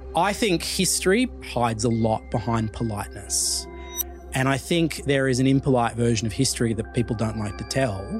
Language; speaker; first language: English; early bilingual, other home language; Chinese